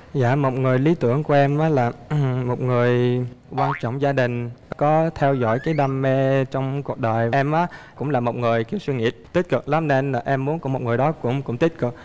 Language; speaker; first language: Vietnamese; early bilingual, heritage; Vietnamese